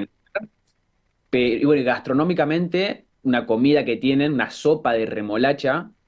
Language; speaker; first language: Spanish; native; Spanish